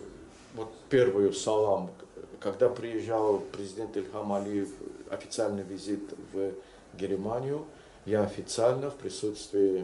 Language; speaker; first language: Russian; non-native, local second language; Azerbaijani